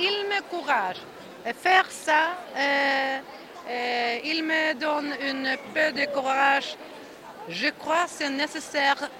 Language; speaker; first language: French; non-native, learner; Swedish